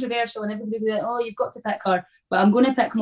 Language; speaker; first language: English; native; English